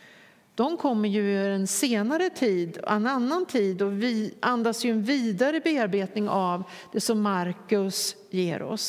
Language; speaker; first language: Swedish; native; Swedish